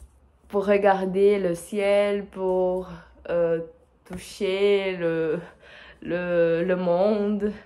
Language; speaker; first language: French; non-native, fluent; Portuguese